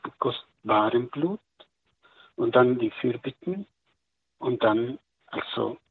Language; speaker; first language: German; non-native, learner; Arabic